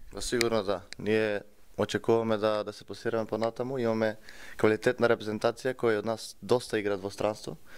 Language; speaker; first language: Macedonian; native; Macedonian